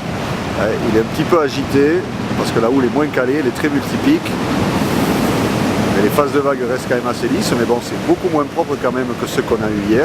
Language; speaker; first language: French; native; French